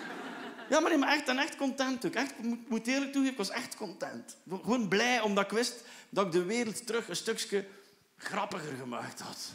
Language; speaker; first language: Dutch; native; Dutch